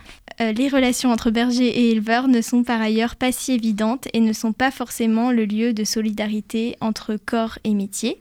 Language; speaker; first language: French; native; French